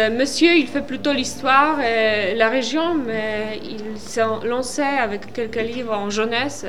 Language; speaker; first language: French; non-native, fluent; Polish